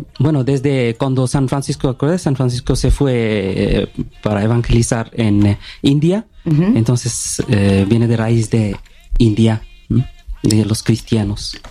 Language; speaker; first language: Spanish; non-native, learner; Bangla